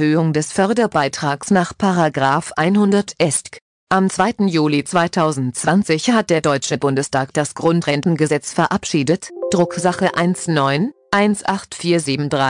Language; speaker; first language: German; native; German